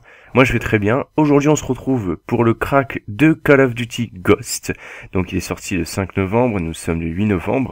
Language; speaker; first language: French; native; French